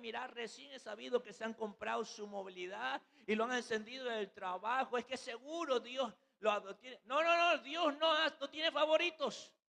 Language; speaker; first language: Spanish; native; Spanish